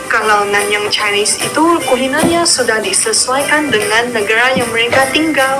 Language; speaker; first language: Indonesian; non-native, fluent; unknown